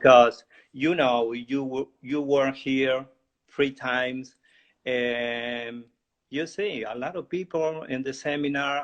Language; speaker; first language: English; non-native, learner; Spanish